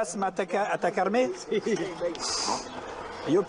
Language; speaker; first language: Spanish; non-native, learner; French